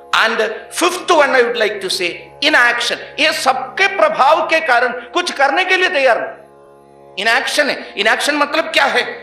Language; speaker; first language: Hindi; non-native, local second language; Malayalam